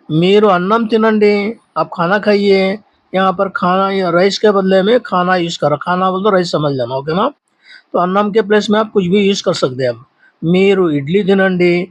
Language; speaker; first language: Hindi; non-native, local second language; Urdu